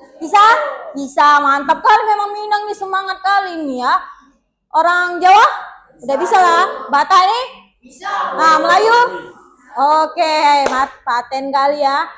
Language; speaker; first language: Indonesian; native; Indonesian